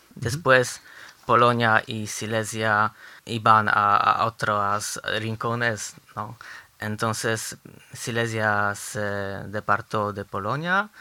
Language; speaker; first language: Spanish; non-native, fluent; Polish